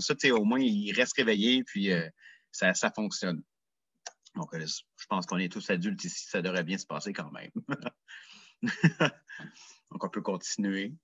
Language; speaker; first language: French; native; French